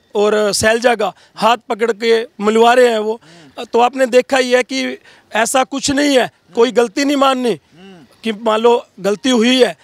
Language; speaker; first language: Hindi; native; Hindi